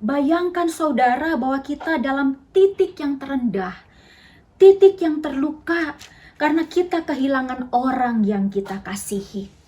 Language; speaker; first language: Indonesian; native; Indonesian